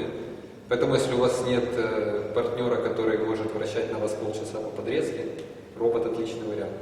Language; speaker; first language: Russian; native; Russian